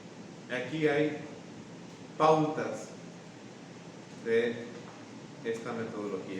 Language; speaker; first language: Spanish; native; Spanish